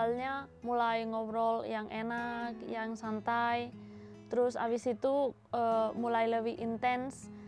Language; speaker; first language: Indonesian; non-native, fluent; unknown